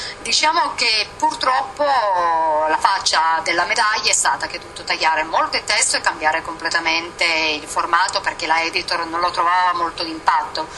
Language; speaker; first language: Italian; early bilingual, heritage; Italian